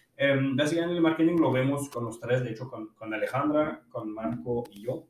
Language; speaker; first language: Spanish; non-native, fluent; French